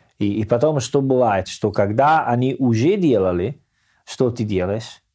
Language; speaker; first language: Russian; non-native, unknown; Italian